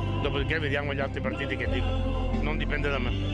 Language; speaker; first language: Italian; native; Italian